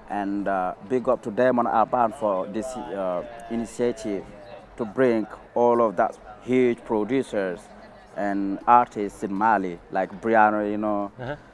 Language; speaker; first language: English; non-native, fluent; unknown